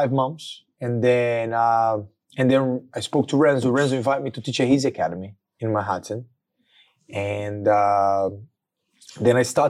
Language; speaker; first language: English; non-native, fluent; Portuguese